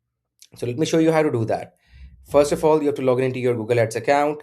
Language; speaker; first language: English; non-native, local second language; Urdu